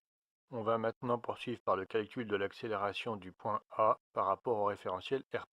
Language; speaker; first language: French; native; French